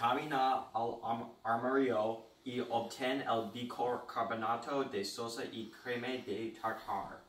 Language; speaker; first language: Spanish; non-native, learner; English